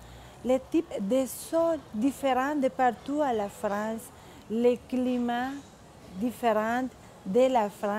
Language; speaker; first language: French; non-native, fluent; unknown